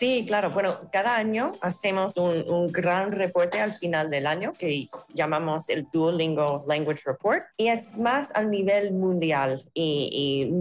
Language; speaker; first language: Spanish; non-native, fluent; English